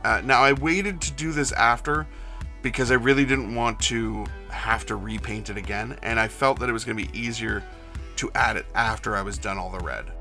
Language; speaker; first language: English; native; English